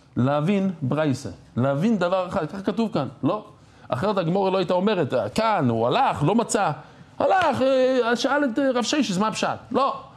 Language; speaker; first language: Hebrew; non-native, fluent; English